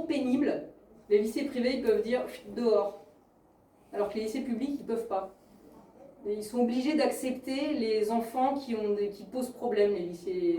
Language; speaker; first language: French; native; French